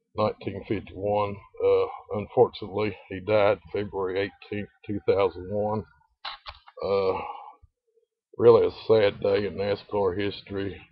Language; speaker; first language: English; native; English